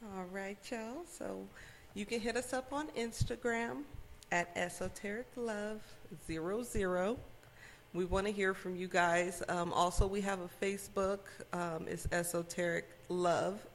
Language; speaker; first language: English; native; English